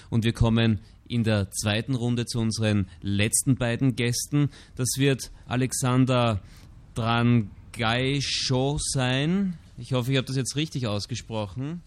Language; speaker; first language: German; native; German